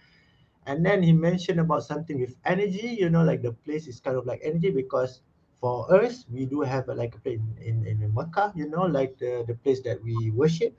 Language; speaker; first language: English; non-native, local second language; Malay